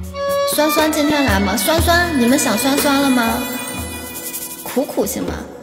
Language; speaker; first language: Chinese; native; Chinese